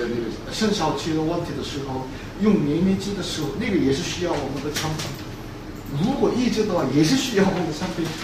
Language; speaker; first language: Chinese; non-native, fluent; Korean